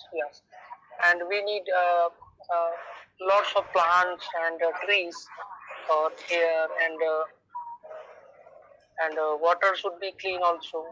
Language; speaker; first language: English; non-native, learner; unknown